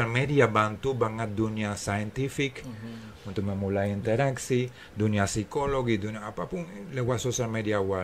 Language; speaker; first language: Indonesian; non-native, fluent; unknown